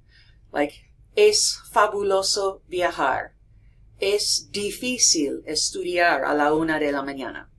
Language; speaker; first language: Spanish; non-native, fluent; English